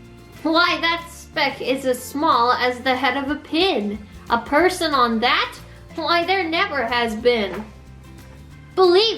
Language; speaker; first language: English; native; English